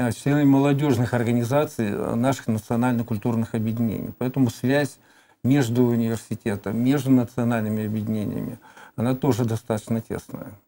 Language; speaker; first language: Russian; native; Russian